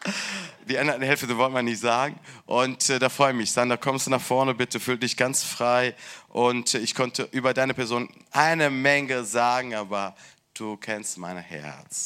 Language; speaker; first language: German; non-native, learner; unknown